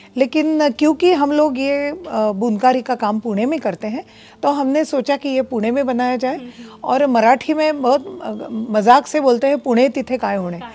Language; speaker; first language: Hindi; non-native, local second language; Marathi